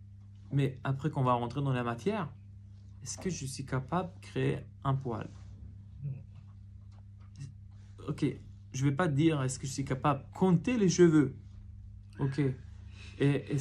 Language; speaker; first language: French; non-native, fluent; Hebrew